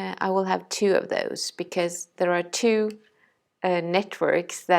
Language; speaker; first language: English; non-native, fluent; Danish